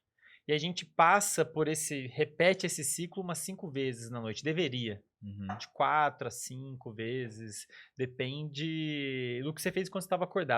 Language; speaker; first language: Portuguese; native; Portuguese